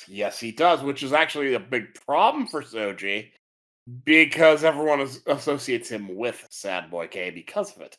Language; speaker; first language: English; native; English